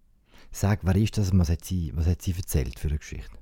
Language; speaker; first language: German; native; German